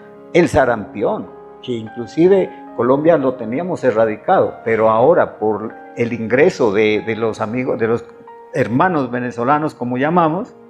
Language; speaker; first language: Spanish; native; Spanish